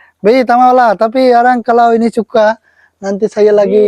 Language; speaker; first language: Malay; non-native, learner; Bangla